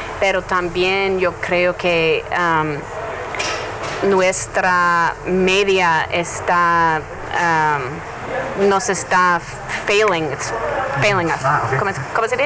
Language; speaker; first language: Spanish; non-native, learner; English